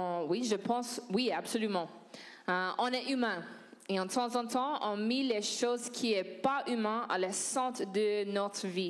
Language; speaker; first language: French; non-native, learner; English